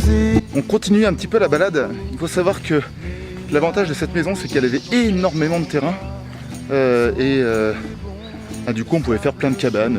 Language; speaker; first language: French; native; French